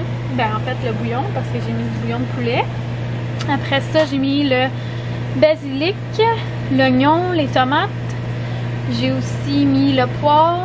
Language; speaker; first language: French; native; French